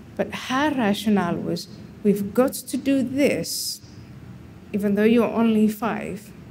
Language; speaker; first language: English; non-native, fluent; Somali